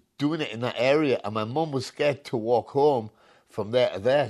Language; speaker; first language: English; non-native, local second language; Punjabi